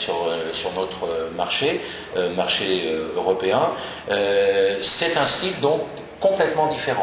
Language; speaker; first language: French; native; French